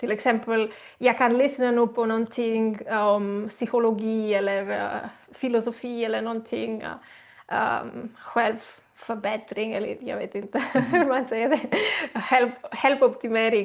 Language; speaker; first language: Swedish; non-native, learner; Spanish